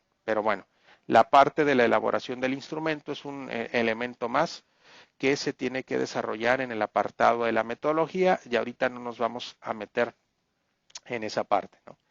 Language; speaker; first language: Spanish; native; Spanish